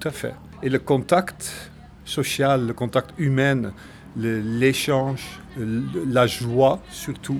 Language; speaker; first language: French; non-native, fluent; Dutch